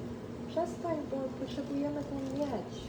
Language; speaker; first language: Polish; early bilingual, heritage; Polish